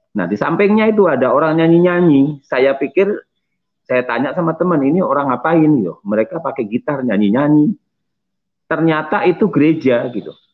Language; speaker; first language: Indonesian; non-native, local second language; Javanese